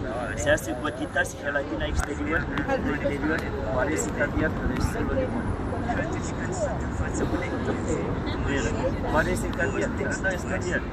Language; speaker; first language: Spanish; non-native, learner; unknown